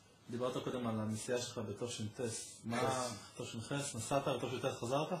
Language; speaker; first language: Hebrew; native; Hebrew